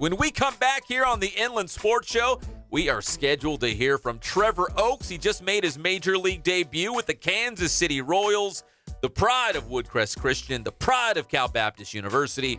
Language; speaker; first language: English; native; English